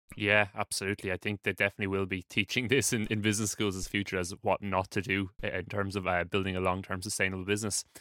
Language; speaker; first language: English; native; English